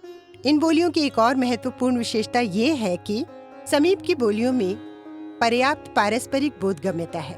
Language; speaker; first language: Hindi; native; Hindi